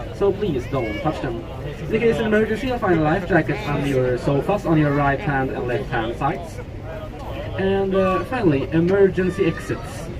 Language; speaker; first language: English; non-native, fluent; Swedish